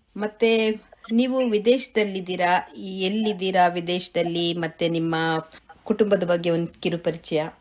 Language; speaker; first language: Kannada; native; Kannada